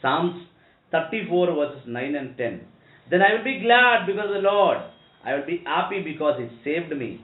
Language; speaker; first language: English; non-native, local second language; Telugu